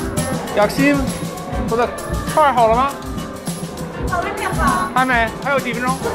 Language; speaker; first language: Chinese; non-native, fluent; English